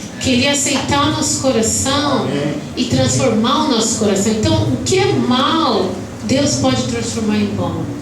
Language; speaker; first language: Portuguese; native; Portuguese